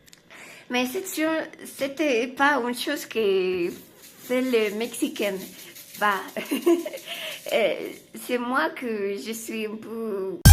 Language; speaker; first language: French; non-native, learner; Spanish